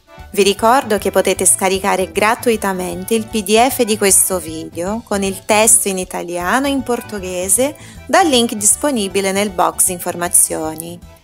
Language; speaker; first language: Italian; non-native, fluent; Portuguese